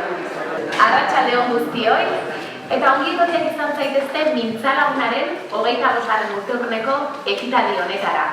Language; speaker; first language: Basque; native; Basque